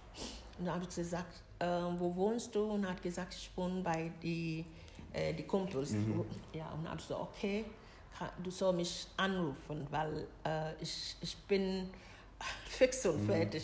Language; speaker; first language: German; non-native, learner; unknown